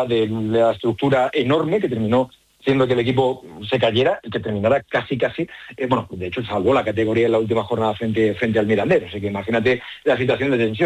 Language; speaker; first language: Spanish; native; Spanish